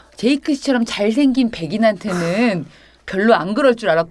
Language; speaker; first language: Korean; native; Korean